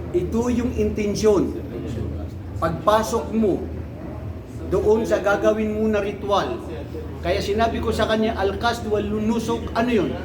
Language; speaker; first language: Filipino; non-native, local second language; Maranao